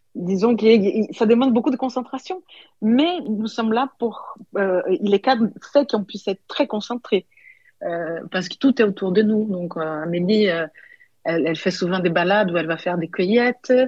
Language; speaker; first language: French; non-native, fluent; Portuguese